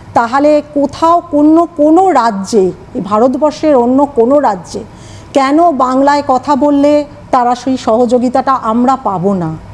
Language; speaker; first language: Bangla; native; Bangla